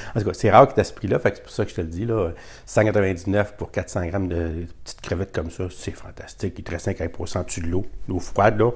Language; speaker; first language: French; native; French